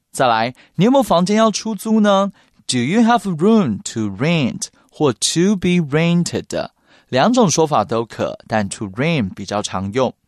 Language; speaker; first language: Chinese; native; Chinese